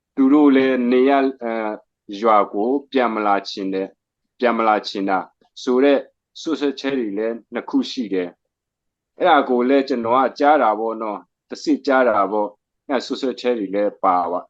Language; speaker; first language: Burmese; non-native, local second language; Hakha Chin